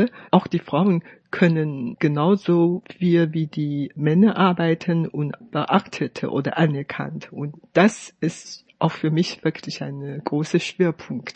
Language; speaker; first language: German; non-native, fluent; Chinese